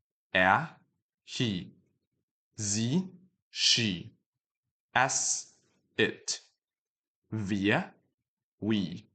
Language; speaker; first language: German; non-native, fluent; Chinese